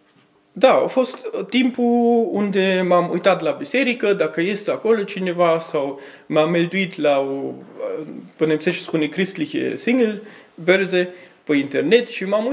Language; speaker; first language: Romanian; early bilingual, heritage; Romanian